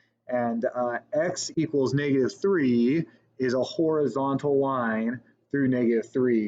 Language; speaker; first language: English; native; English